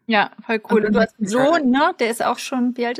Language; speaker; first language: German; native; German